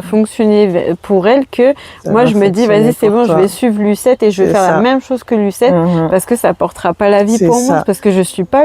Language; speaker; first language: French; native; French